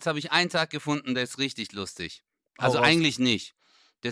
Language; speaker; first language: German; native; German